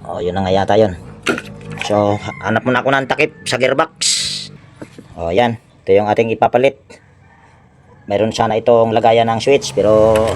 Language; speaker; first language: Filipino; non-native, local second language; Cebuano